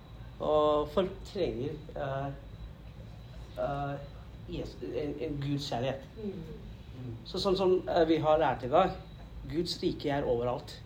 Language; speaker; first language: Norwegian; non-native, learner; Tamil